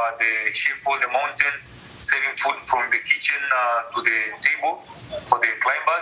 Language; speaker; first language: English; non-native, local second language; Swahili